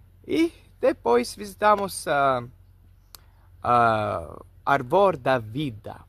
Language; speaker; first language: Portuguese; non-native, fluent; Latvian